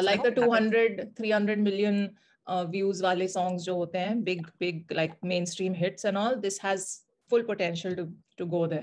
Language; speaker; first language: English; non-native, local second language; Hindi